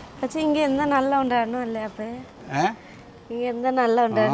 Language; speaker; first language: Malayalam; non-native, learner; Nepali